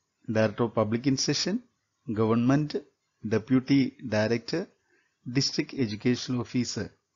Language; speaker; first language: English; non-native, local second language; Malayalam